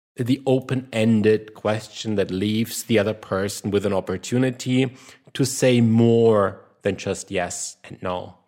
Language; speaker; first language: English; non-native, fluent; German